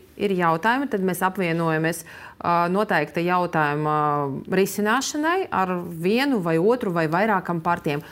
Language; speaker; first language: Latvian; non-native, local second language; Russian